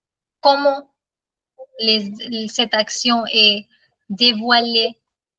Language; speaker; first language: French; non-native, fluent; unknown